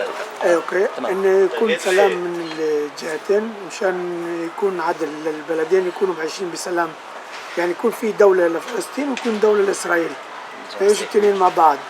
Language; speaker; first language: Arabic; native; Arabic